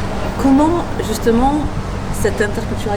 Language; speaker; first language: French; native; French